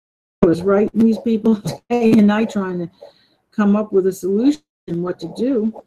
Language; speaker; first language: English; native; English